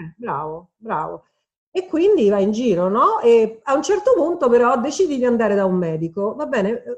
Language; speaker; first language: Italian; native; Italian